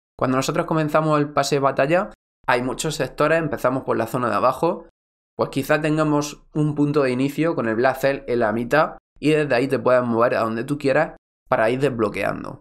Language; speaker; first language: Spanish; native; Spanish